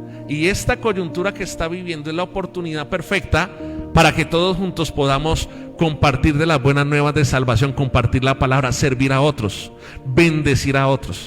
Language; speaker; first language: Spanish; native; Spanish